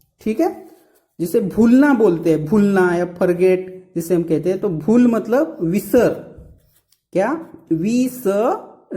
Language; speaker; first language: Hindi; non-native, local second language; Marathi